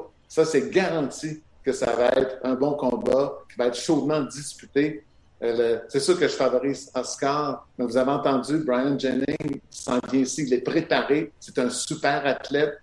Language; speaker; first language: French; native; French